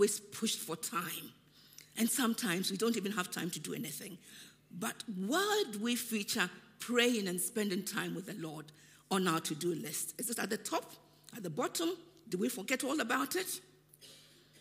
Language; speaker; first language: English; non-native, local second language; Akan